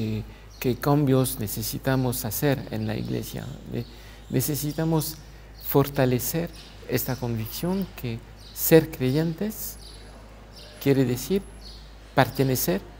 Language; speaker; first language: Spanish; non-native, fluent; French